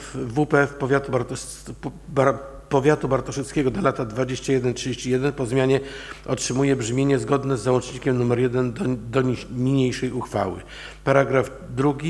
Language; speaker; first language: Polish; native; Polish